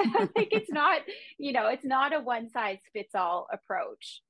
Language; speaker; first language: English; native; English